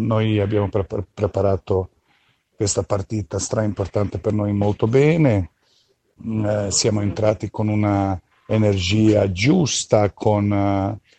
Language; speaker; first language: Italian; non-native, fluent; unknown